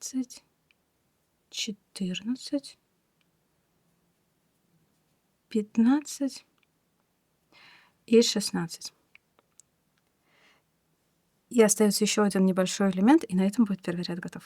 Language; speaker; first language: Russian; native; Russian